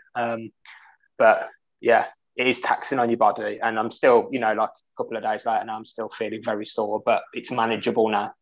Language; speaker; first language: English; native; English